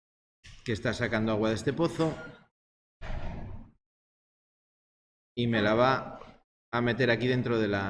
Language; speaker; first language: Spanish; native; Spanish